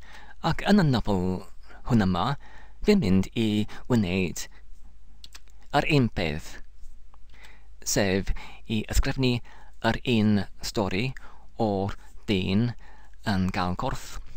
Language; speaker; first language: Welsh; non-native, learner; English